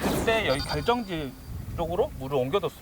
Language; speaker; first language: Korean; native; Korean